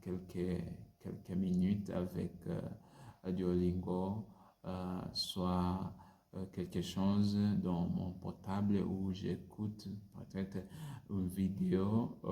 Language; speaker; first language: French; non-native, learner; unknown